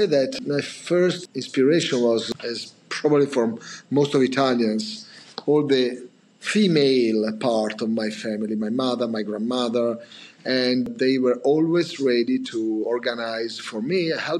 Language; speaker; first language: English; non-native, fluent; Italian